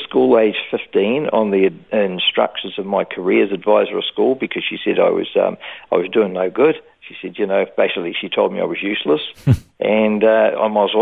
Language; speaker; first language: English; native; English